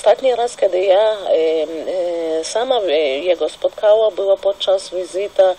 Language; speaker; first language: Polish; non-native, fluent; Russian